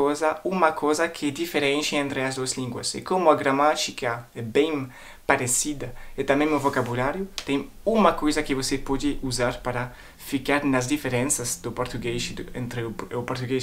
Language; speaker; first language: Portuguese; non-native, fluent; French